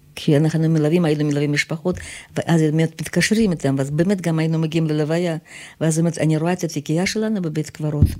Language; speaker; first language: Hebrew; non-native, fluent; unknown